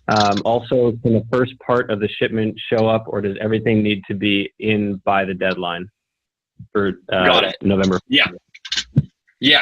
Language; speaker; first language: English; native; English